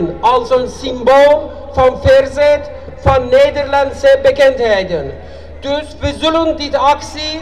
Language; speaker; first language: Dutch; non-native, fluent; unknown